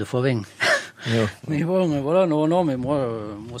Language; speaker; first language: French; native; French